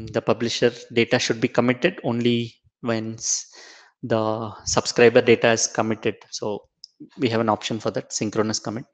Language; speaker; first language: English; non-native, local second language; Tamil